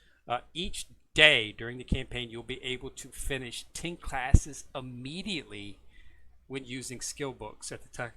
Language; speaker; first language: English; native; English